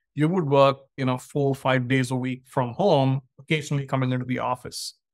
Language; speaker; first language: English; non-native, local second language; Tamil